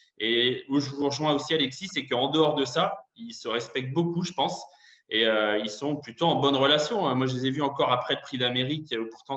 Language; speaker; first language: French; native; French